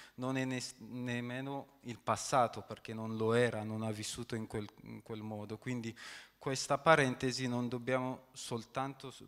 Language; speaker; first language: Italian; non-native, fluent; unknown